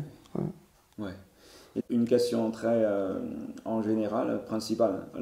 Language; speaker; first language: French; non-native, learner; Chinese